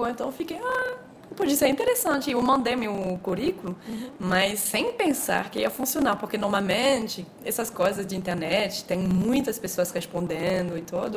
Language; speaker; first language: Portuguese; non-native, fluent; French